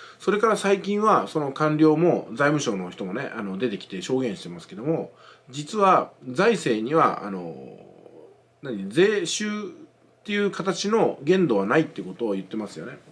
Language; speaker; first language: Japanese; native; Japanese